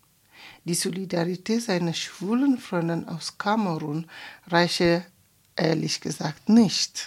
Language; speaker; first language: German; non-native, fluent; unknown